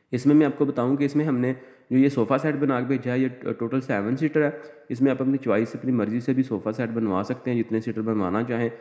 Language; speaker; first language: Urdu; non-native, local second language; Punjabi